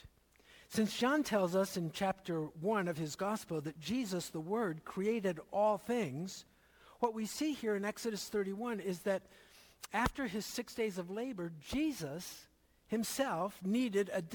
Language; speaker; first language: English; native; English